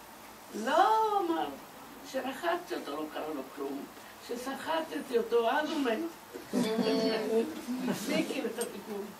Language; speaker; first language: Hebrew; non-native, fluent; Turkish